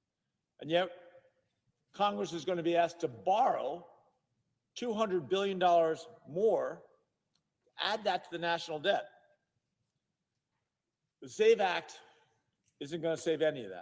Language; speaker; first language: English; native; English